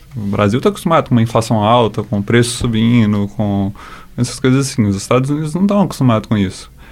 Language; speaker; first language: Portuguese; native; Portuguese